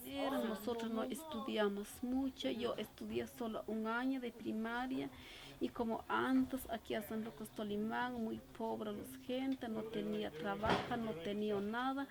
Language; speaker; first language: Spanish; non-native, local second language; Kaqchikel